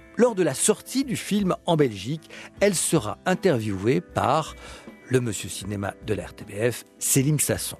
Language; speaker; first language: French; native; French